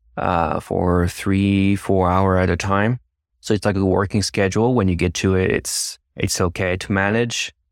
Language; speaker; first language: English; non-native, fluent; French